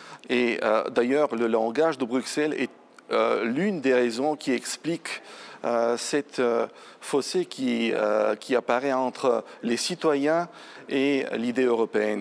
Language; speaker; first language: French; non-native, fluent; Bulgarian